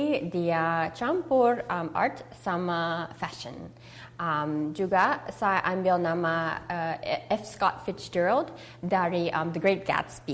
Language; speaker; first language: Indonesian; early bilingual, heritage; English